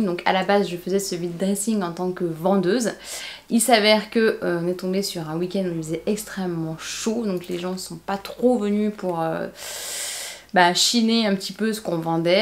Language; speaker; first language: French; native; French